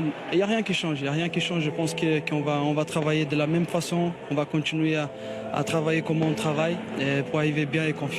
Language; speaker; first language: French; non-native, fluent; Portuguese